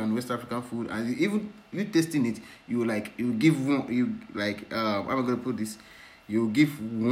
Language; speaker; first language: English; non-native, local second language; Yoruba